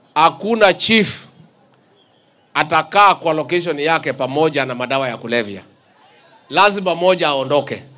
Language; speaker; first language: Swahili; non-native, local second language; Kikuyu